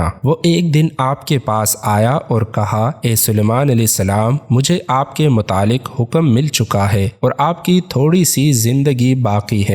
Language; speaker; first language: Urdu; native; Urdu